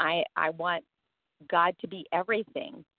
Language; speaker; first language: English; native; English